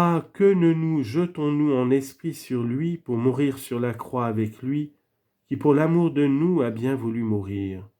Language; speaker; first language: French; native; French